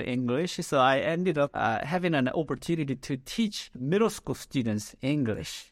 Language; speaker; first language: English; non-native, fluent; Korean